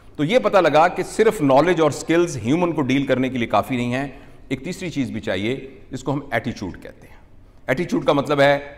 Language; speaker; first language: Urdu; non-native, local second language; Punjabi